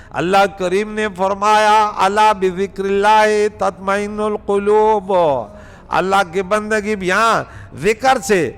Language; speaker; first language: Urdu; non-native, local second language; Pashto